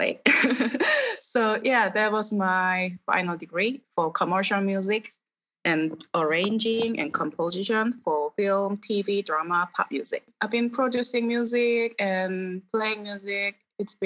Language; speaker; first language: English; non-native, fluent; Korean